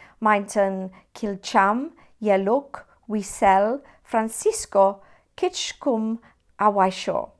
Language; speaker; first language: Welsh; non-native, local second language; English